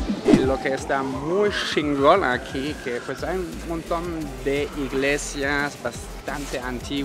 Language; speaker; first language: Spanish; non-native, fluent; German